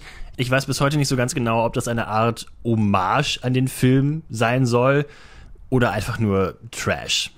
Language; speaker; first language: German; native; German